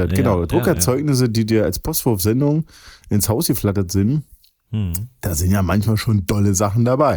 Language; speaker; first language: German; native; German